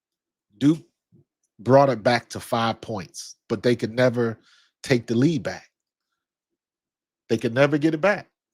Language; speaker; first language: English; native; English